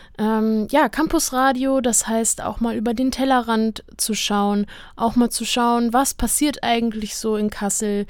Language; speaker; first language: German; native; German